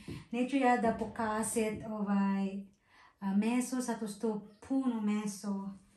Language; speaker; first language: Serbian; non-native, learner; Filipino